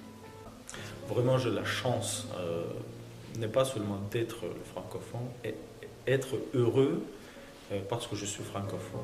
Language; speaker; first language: French; non-native, fluent; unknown